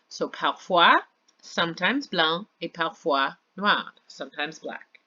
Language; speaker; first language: French; non-native, fluent; English